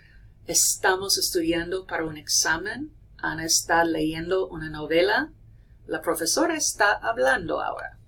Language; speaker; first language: Spanish; non-native, fluent; English